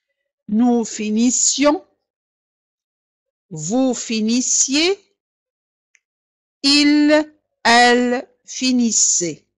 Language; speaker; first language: French; non-native, fluent; Arabic